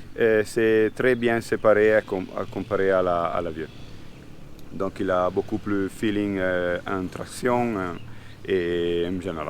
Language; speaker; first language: French; non-native, learner; Italian